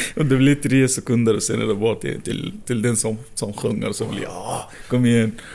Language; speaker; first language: Swedish; non-native, fluent; Arabic